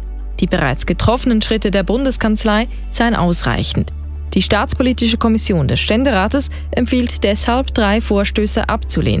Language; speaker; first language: German; native; German